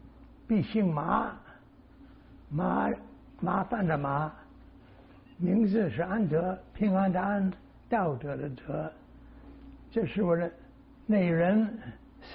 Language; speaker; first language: Chinese; non-native, fluent; English